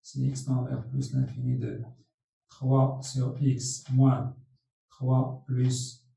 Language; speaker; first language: French; non-native, local second language; Arabic